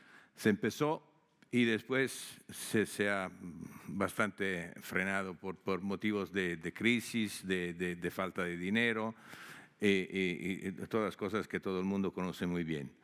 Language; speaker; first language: Spanish; non-native, fluent; Italian